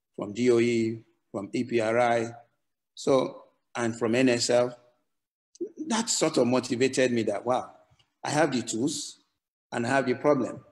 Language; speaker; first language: English; non-native, local second language; Yoruba